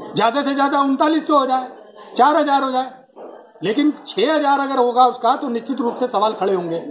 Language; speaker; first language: Hindi; native; Hindi